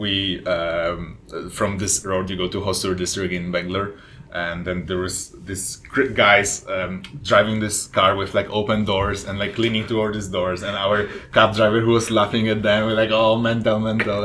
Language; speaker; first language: English; non-native, fluent; Polish